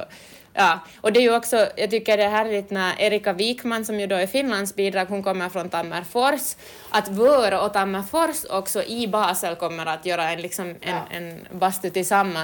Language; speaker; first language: Swedish; native; Swedish